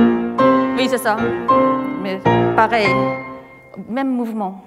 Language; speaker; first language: French; non-native, fluent; Japanese